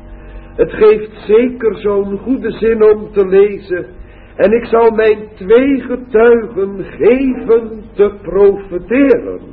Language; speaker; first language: Dutch; native; Dutch